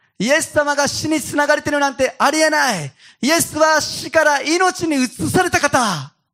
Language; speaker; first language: Japanese; native; Japanese